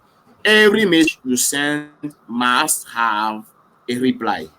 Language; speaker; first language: English; non-native, learner; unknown